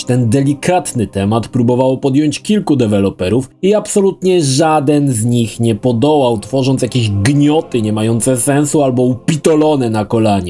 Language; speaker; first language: Polish; native; Polish